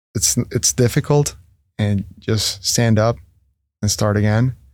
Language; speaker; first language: English; non-native, fluent; Spanish